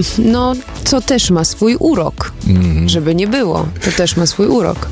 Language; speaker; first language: Polish; early bilingual, heritage; Polish